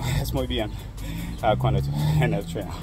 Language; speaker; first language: Spanish; non-native, learner; English